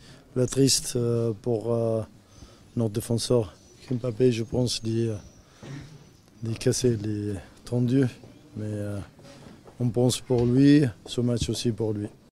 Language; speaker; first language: French; non-native, fluent; Italian